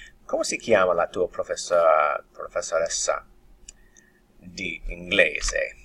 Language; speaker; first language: Italian; non-native, fluent; English